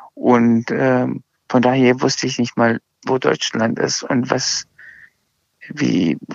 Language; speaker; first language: German; early bilingual, other home language; Azerbaijani